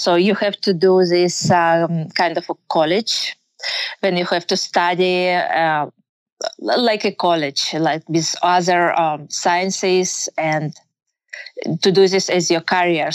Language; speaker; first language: English; non-native, learner; Russian